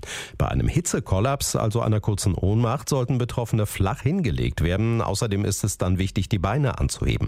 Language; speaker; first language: German; native; German